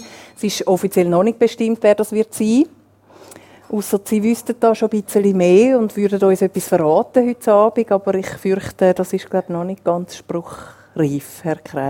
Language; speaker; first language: German; native; German